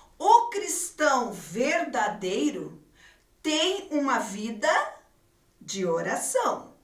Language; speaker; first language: Portuguese; native; Portuguese